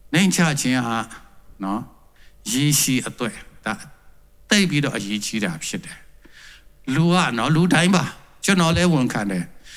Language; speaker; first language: Burmese; non-native, local second language; Tedim Chin